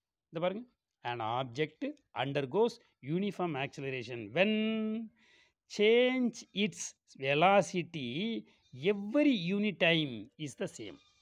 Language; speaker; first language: English; non-native, local second language; Tamil